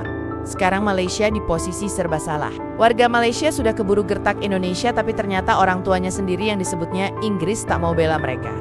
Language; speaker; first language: Indonesian; native; Indonesian